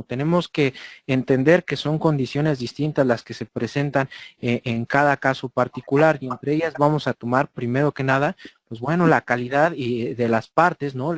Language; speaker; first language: Spanish; native; Spanish